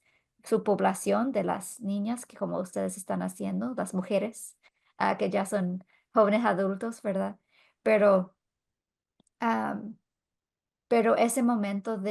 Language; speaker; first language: Spanish; non-native, fluent; English